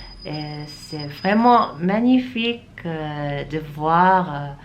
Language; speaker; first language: French; non-native, learner; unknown